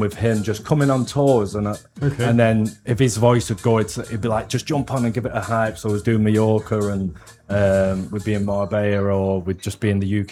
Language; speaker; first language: English; native; English